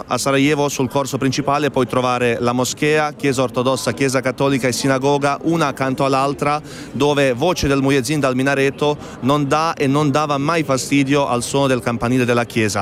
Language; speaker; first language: Italian; non-native, fluent; Bosnian